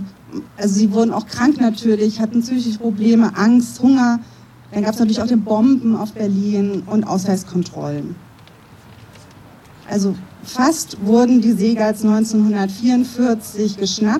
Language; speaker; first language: German; native; German